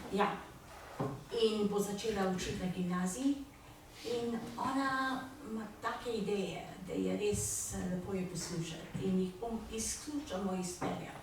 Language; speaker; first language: Slovenian; early bilingual, heritage; Slovenian